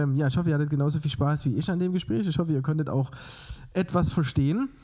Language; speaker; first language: German; native; German